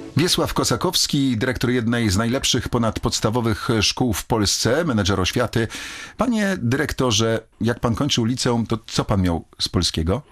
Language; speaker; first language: Polish; native; Polish